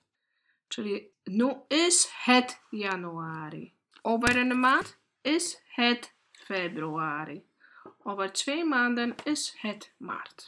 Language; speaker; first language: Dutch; non-native, fluent; Polish